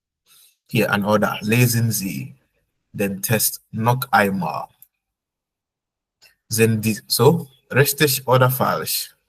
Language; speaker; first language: German; non-native, fluent; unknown